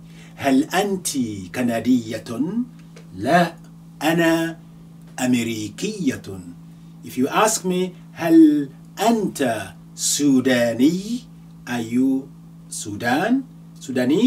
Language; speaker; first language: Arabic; non-native, fluent; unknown